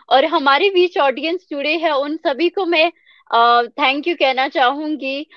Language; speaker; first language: Hindi; native; Hindi